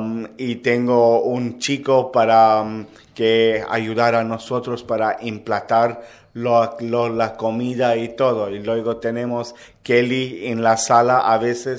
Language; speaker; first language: Spanish; non-native, learner; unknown